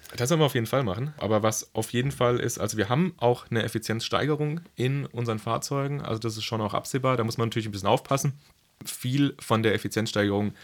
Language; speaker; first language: German; native; German